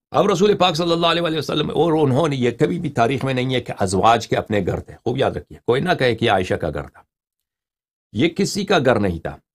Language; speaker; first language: Urdu; non-native, fluent; Persian